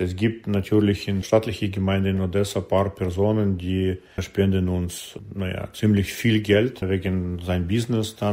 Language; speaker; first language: German; non-native, learner; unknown